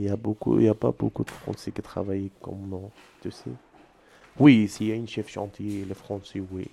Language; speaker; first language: French; non-native, learner; Arabic